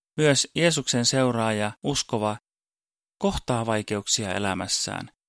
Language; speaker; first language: Finnish; early bilingual, heritage; Finnish